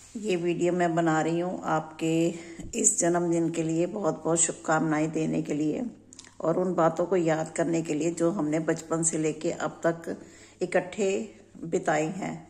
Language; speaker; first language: Hindi; native; Hindi